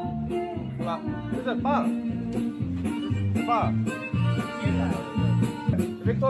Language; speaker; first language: Spanish; non-native, learner; English